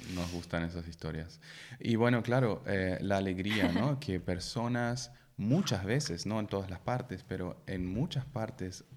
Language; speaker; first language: Spanish; non-native, fluent; German